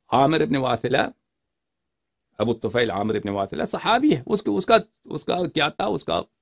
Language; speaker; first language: Urdu; non-native, fluent; Persian